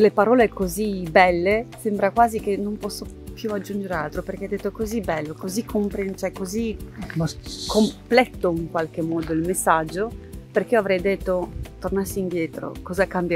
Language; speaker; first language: Italian; non-native, fluent; Romanian